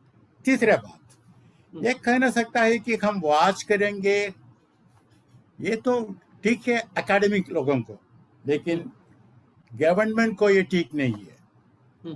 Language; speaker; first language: Hindi; non-native, local second language; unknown